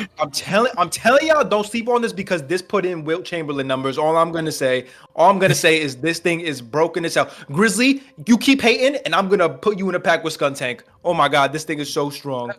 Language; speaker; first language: English; native; English